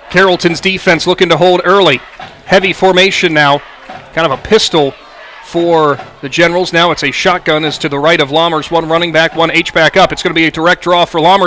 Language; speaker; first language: English; native; English